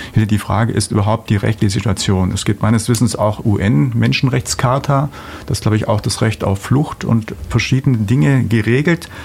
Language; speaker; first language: German; native; German